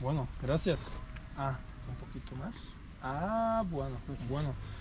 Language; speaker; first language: Spanish; non-native, learner; Croatian